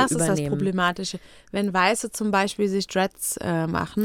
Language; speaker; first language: German; native; German